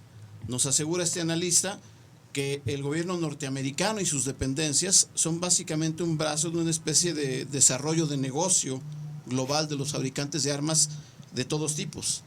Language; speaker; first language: Spanish; native; Spanish